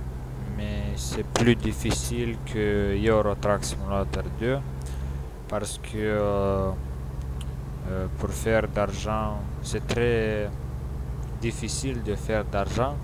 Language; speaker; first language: French; non-native, learner; Romanian